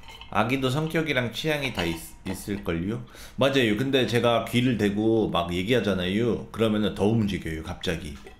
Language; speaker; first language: Korean; native; Korean